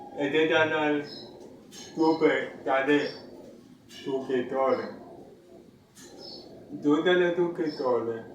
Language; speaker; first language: Spanish; non-native, learner; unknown